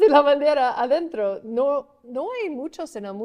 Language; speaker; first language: Spanish; non-native, fluent; English